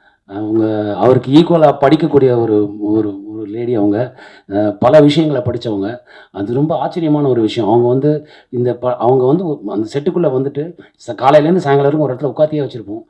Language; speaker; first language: Tamil; native; Tamil